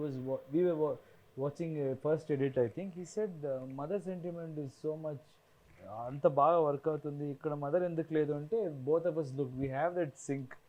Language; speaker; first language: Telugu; non-native, learner; Kannada